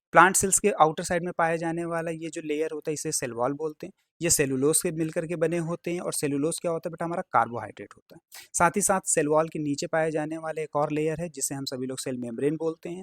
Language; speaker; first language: Hindi; native; Hindi